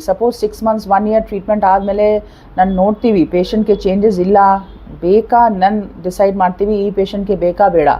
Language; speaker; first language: Kannada; non-native, learner; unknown